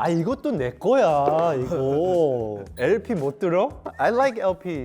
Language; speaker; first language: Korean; early bilingual, heritage; English